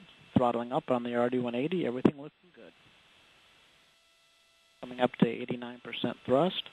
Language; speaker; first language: English; native; English